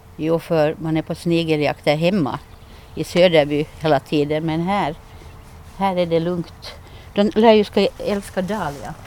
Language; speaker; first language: Swedish; native; Swedish